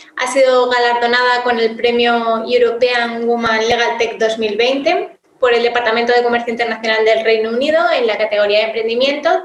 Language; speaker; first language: Spanish; native; Spanish